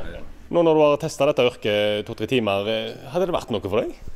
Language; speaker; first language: Norwegian; native; Norwegian